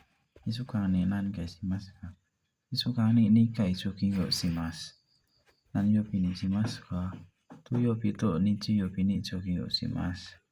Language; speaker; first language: Japanese; non-native, learner; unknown